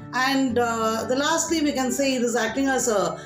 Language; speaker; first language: English; non-native, local second language; Tamil